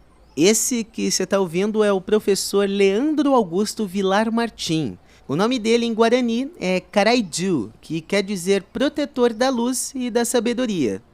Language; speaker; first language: Portuguese; native; Portuguese